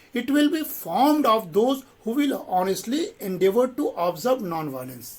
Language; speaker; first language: English; non-native, local second language; Hindi